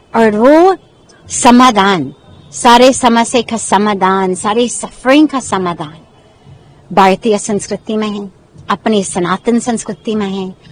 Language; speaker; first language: Hindi; non-native, fluent; English